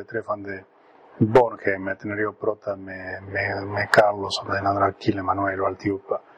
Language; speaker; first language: Swedish; non-native, fluent; Spanish